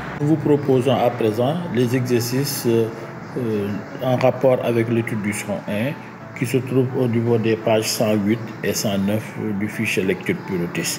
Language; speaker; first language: French; native; French